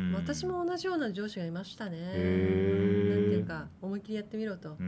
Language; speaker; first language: Japanese; native; Japanese